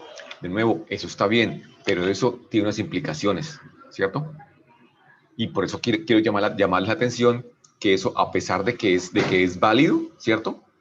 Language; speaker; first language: Spanish; native; Spanish